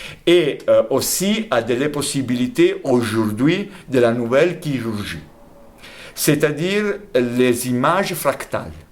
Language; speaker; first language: French; non-native, fluent; Italian